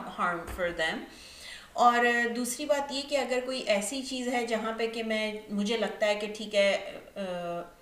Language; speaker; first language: Urdu; native; Urdu